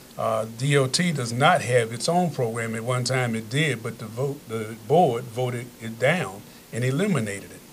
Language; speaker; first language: English; native; English